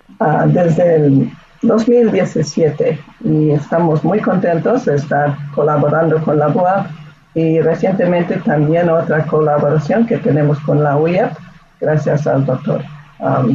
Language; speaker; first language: Spanish; non-native, fluent; English